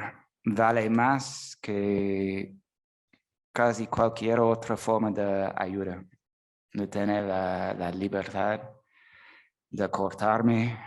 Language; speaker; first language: Spanish; non-native, fluent; English